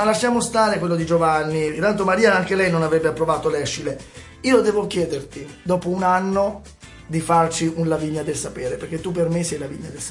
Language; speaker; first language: Italian; native; Italian